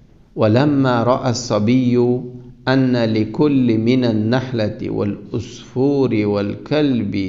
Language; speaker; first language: Arabic; non-native, fluent; Uzbek